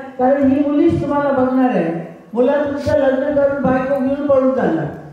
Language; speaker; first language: Marathi; native; Marathi